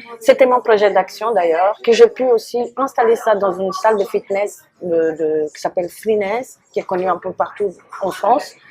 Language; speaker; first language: French; non-native, fluent; Portuguese